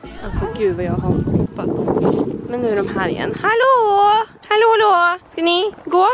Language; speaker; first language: Swedish; native; Swedish